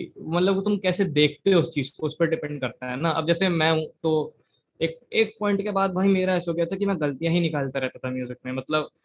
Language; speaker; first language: Hindi; native; Hindi